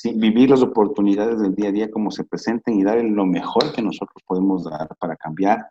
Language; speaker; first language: Spanish; native; Spanish